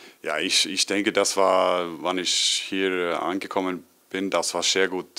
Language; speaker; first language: German; non-native, learner; Icelandic